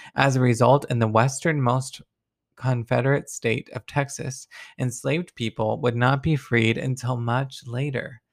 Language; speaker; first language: English; native; English